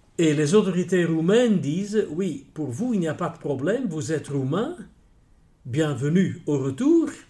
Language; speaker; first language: French; non-native, local second language; Dutch